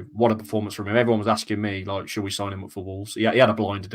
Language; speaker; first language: English; native; English